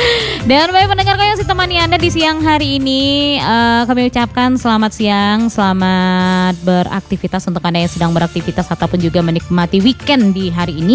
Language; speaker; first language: Indonesian; native; Indonesian